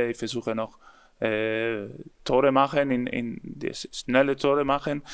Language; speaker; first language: German; non-native, learner; Spanish